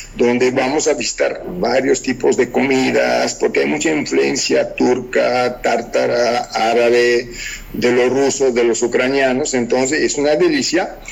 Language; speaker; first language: Spanish; non-native, fluent; Romanian